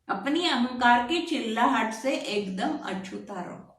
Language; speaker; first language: Hindi; non-native, local second language; Marathi